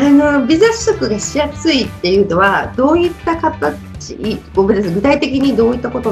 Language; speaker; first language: Japanese; native; Japanese